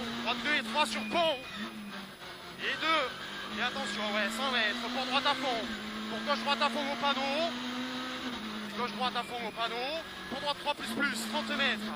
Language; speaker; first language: French; native; French